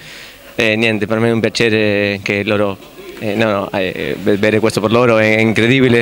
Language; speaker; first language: Italian; non-native, fluent; Spanish